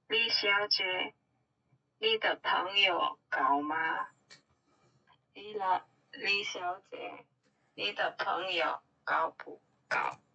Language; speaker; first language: Chinese; non-native, learner; Indonesian